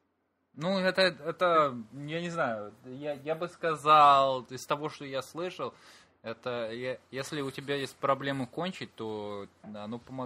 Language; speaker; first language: Russian; native; Russian